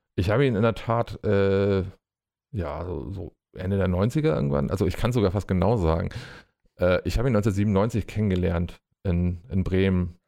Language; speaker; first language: German; native; German